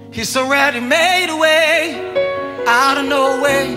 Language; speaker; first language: English; non-native, local second language; Ga